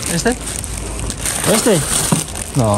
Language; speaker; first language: Spanish; non-native, learner; Filipino